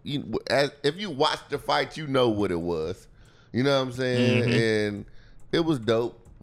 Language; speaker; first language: English; native; English